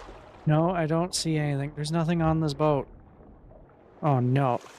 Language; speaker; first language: English; native; English